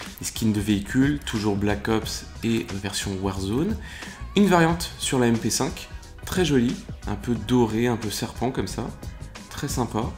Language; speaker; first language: French; native; French